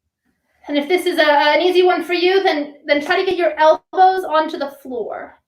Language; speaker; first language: English; native; English